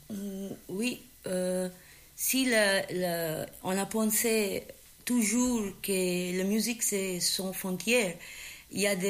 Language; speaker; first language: French; non-native, fluent; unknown